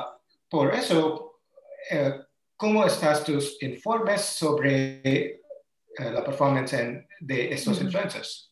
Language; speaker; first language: Spanish; non-native, learner; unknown